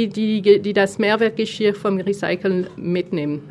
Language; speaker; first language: German; non-native, fluent; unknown